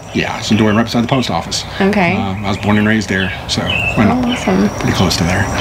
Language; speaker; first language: English; native; English